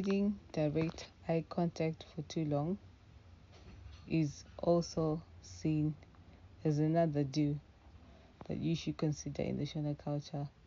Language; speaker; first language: English; non-native, local second language; Shona